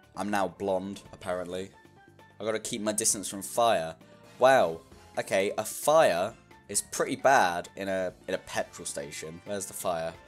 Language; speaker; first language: English; native; English